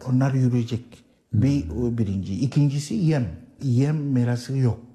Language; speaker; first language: Turkish; non-native, learner; Arabic